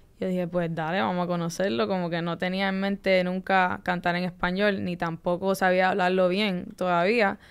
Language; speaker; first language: Spanish; early bilingual, heritage; Spanish